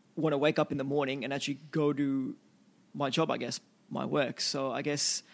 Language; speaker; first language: English; early bilingual, other home language; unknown